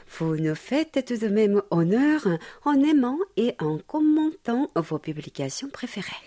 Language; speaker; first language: French; non-native, fluent; Korean